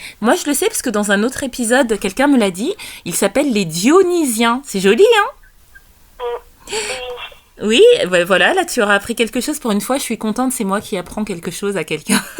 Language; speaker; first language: French; native; French